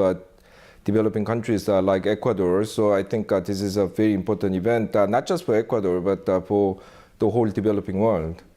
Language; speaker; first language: English; non-native, fluent; Korean